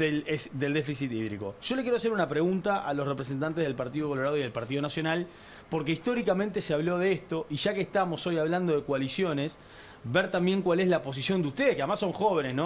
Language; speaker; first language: Spanish; native; Spanish